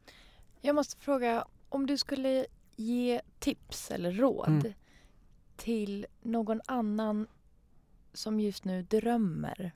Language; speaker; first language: Swedish; non-native, fluent; Persian